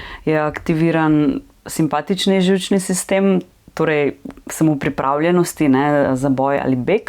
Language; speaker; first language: Slovenian; native; Slovenian